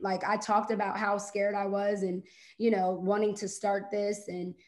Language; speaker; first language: English; native; English